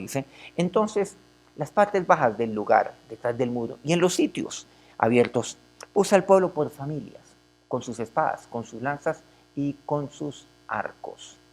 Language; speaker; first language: Spanish; native; Spanish